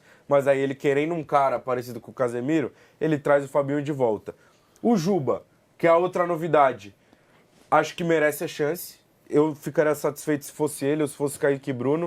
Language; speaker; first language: Portuguese; native; Portuguese